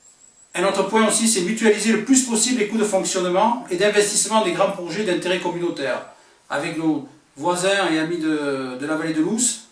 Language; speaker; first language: French; native; French